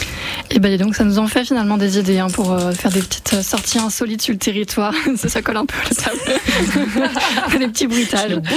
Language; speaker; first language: French; native; French